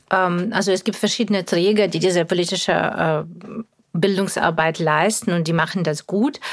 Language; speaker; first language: German; non-native, fluent; Russian